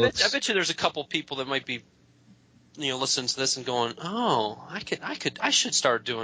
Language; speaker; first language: English; native; English